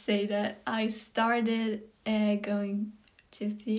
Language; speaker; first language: English; non-native, fluent; Swedish